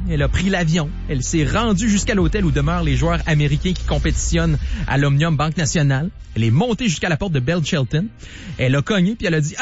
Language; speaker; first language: French; native; French